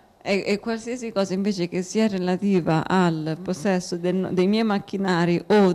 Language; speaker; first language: Italian; native; Italian